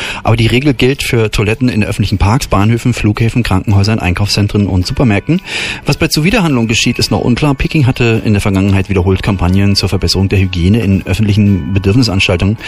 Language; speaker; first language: German; native; German